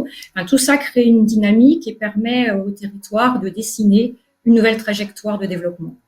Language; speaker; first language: French; native; French